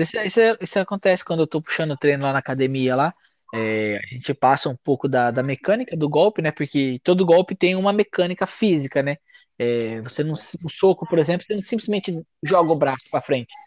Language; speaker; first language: Portuguese; native; Portuguese